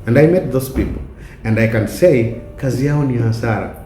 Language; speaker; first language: English; non-native, local second language; Swahili